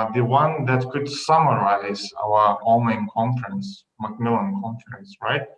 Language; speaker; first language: English; non-native, fluent; Lithuanian